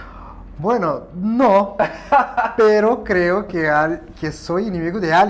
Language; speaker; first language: Spanish; non-native, fluent; Portuguese